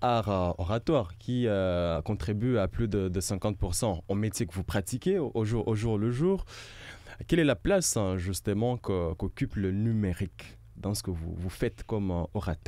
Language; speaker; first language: French; non-native, local second language; Lingala